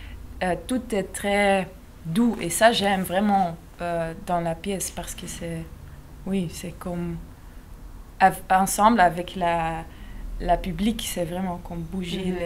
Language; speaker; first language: French; non-native, local second language; Dutch